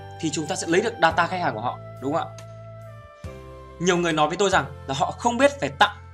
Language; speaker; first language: Vietnamese; native; Vietnamese